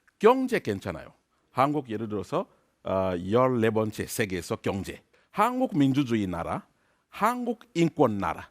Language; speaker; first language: Korean; non-native, learner; French